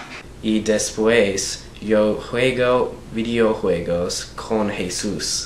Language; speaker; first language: Spanish; non-native, learner; English